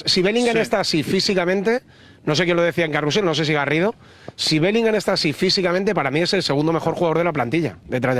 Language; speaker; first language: Spanish; native; Spanish